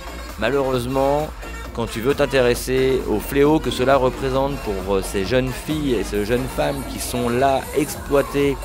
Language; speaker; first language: French; native; French